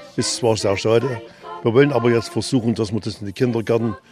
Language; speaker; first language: German; native; German